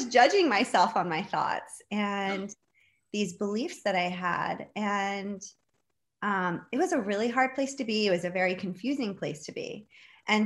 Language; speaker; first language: English; native; English